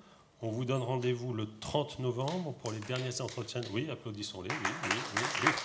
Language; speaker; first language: French; native; French